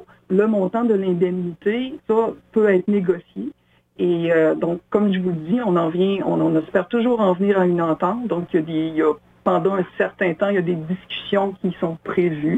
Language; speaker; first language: French; native; French